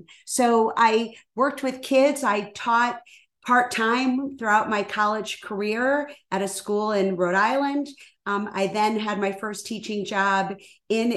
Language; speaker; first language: English; native; English